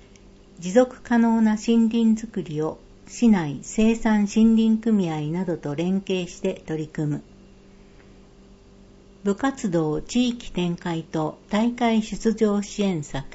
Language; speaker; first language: Japanese; native; Japanese